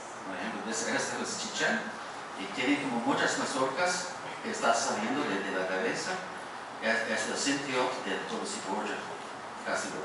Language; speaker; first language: Spanish; non-native, fluent; English